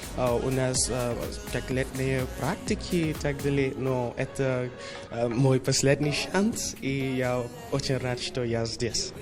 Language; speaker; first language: Russian; non-native, fluent; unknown